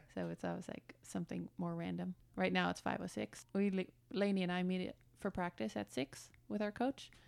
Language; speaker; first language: English; early bilingual, other home language; German